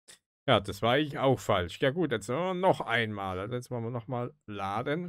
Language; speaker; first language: German; native; German